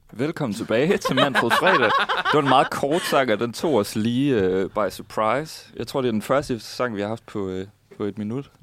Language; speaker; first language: Danish; native; Danish